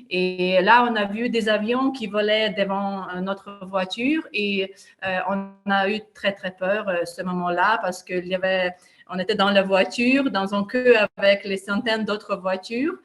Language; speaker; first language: French; non-native, fluent; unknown